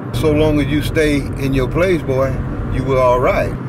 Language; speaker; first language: English; native; English